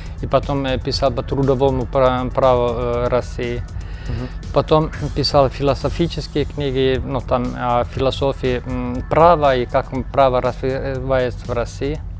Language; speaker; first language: Russian; non-native, fluent; Finnish